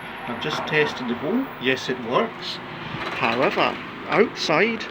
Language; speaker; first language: English; native; English